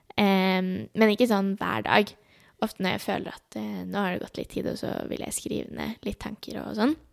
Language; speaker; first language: Norwegian; early bilingual, other home language; Urdu